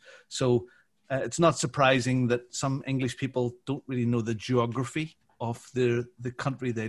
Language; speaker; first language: English; native; English